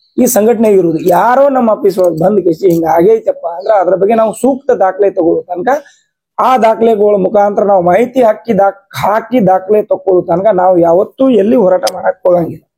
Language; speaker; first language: Kannada; non-native, local second language; Lambadi